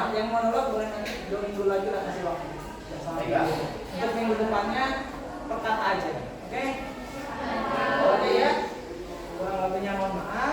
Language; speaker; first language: Malay; native; Malay